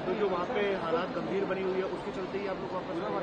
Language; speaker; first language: Hindi; native; Hindi